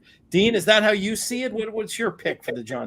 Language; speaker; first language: English; native; English